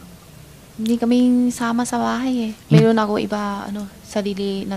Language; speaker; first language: Filipino; non-native, learner; Chinese